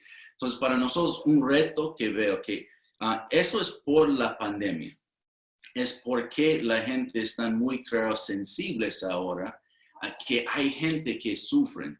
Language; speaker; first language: Spanish; non-native, fluent; English